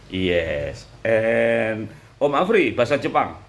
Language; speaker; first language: Indonesian; native; Indonesian